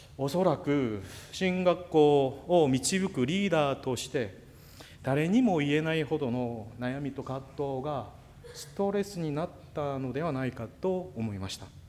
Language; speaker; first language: Japanese; non-native, fluent; Korean